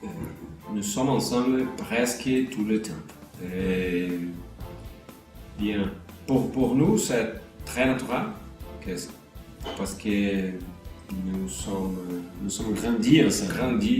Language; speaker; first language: French; non-native, learner; Portuguese